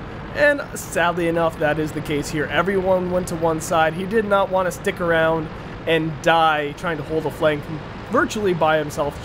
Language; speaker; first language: English; native; English